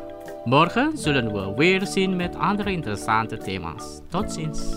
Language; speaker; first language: Dutch; non-native, fluent; Indonesian